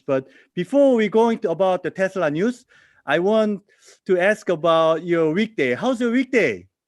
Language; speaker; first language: English; non-native, learner; Korean